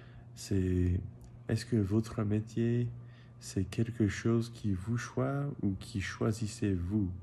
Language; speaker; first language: French; non-native, learner; English